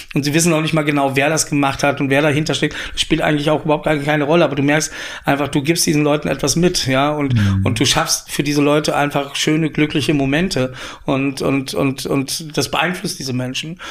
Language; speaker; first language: German; native; German